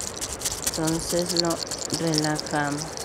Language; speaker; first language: Spanish; native; Spanish